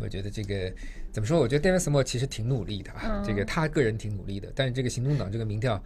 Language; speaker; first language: Chinese; native; Chinese